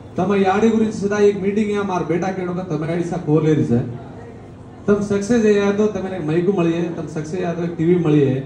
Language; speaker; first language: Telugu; non-native, local second language; Lambadi